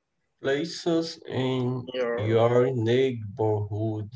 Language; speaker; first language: English; non-native, learner; Portuguese